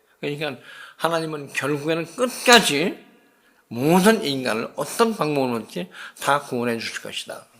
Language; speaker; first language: Korean; native; Korean